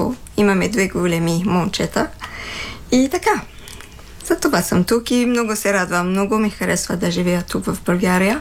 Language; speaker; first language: Bulgarian; non-native, fluent; French